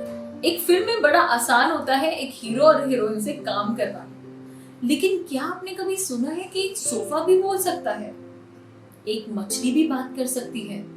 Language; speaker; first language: Hindi; native; Hindi